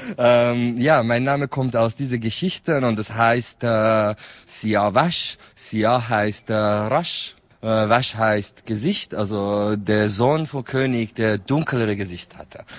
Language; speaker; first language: German; non-native, fluent; Kurdish